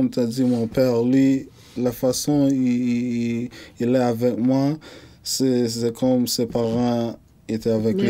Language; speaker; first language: French; non-native, fluent; English